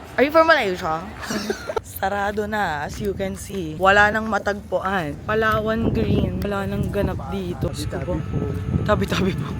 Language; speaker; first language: Filipino; native; Filipino